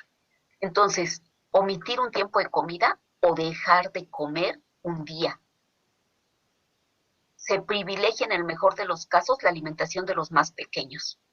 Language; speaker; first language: Spanish; native; Spanish